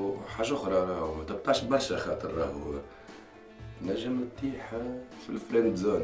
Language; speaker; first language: Arabic; native; Arabic